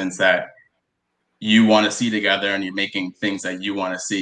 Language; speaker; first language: English; native; English